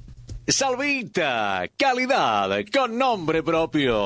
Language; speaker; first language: Spanish; native; Spanish